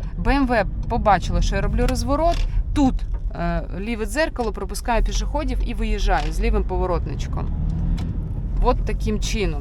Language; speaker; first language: Ukrainian; non-native, local second language; Russian